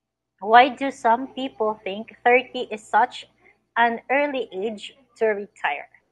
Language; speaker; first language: English; non-native, fluent; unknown